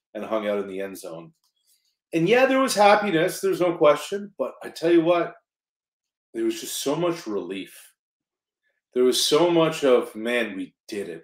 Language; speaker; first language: English; native; English